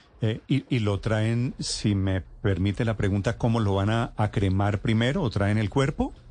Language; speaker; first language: Spanish; native; Spanish